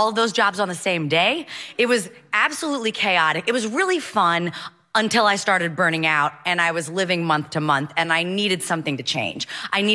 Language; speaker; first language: English; native; English